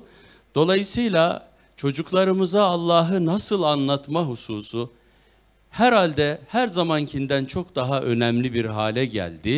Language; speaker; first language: Turkish; native; Turkish